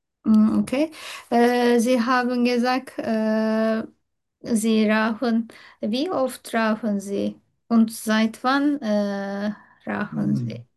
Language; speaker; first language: German; non-native, learner; Turkish